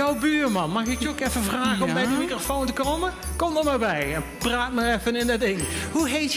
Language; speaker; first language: Dutch; native; Dutch